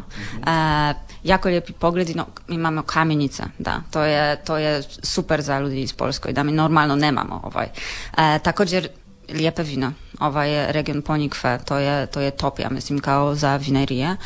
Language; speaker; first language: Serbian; non-native, learner; Polish